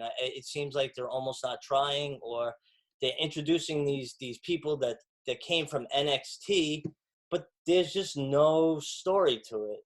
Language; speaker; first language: English; native; English